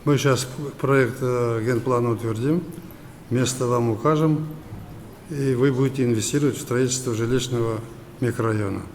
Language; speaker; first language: Russian; non-native, local second language; Kazakh